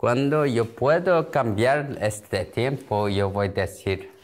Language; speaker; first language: Spanish; non-native, learner; Korean